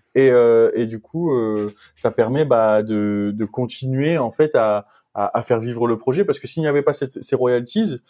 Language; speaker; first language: French; native; French